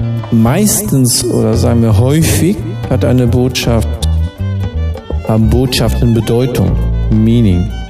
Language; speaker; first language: German; native; German